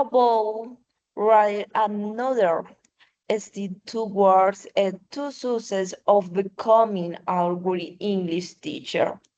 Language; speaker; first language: English; non-native, learner; Spanish